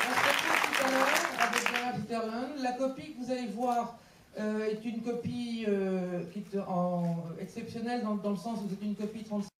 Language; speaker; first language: French; native; French